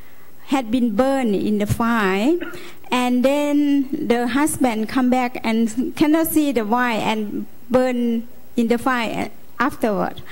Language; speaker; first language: English; non-native, learner; Lao